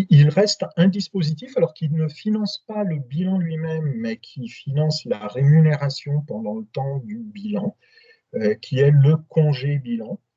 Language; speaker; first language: French; native; French